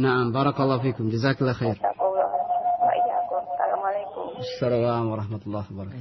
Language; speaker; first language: Arabic; non-native, fluent; Indonesian